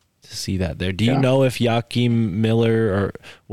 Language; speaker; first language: English; native; English